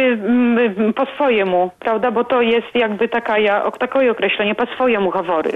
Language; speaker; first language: Polish; non-native, local second language; Belarusian